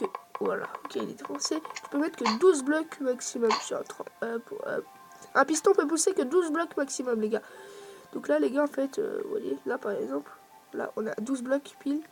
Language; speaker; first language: French; native; French